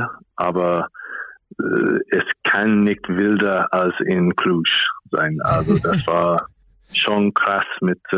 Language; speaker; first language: German; non-native, fluent; English